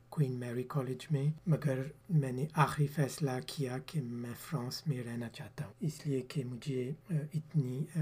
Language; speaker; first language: Urdu; early bilingual, heritage; Urdu